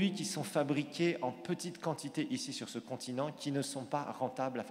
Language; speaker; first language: French; native; French